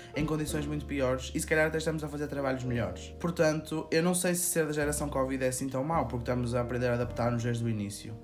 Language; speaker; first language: Portuguese; native; Portuguese